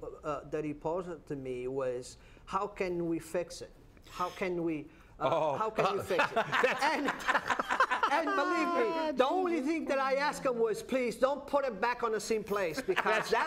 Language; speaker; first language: English; non-native, fluent; Portuguese